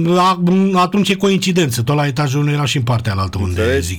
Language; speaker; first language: Romanian; native; Romanian